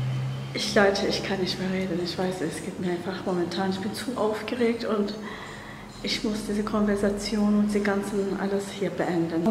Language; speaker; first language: German; non-native, fluent; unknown